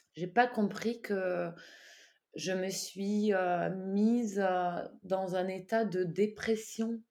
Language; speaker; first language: French; non-native, fluent; Ukrainian